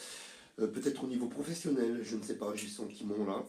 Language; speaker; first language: French; native; French